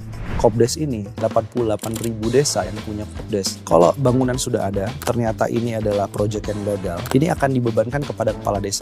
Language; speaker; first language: Indonesian; native; Indonesian